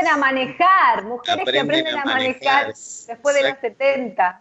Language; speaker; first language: Spanish; native; Spanish